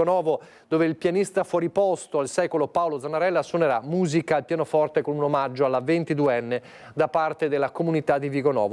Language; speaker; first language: Italian; native; Italian